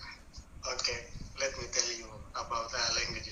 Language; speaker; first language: English; non-native, learner; Indonesian